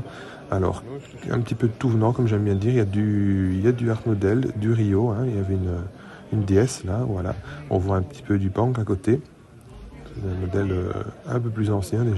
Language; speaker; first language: French; native; French